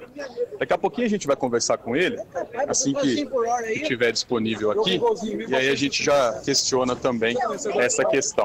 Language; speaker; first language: Portuguese; native; Portuguese